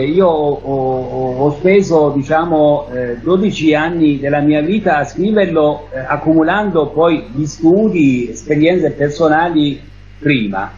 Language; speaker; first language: Italian; non-native, fluent; Persian